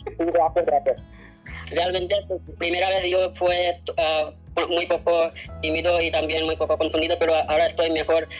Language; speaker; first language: Spanish; non-native, learner; Hindi